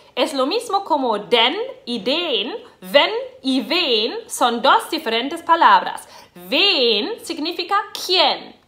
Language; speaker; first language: Spanish; non-native, fluent; German